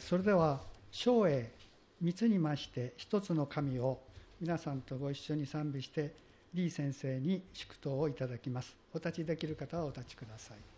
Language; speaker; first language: Japanese; native; Japanese